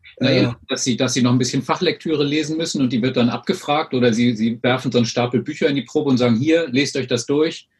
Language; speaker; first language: German; native; German